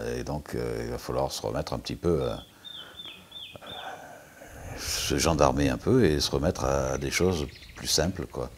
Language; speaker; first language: French; native; French